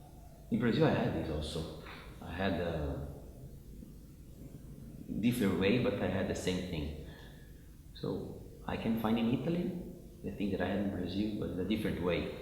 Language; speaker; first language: English; non-native, fluent; Portuguese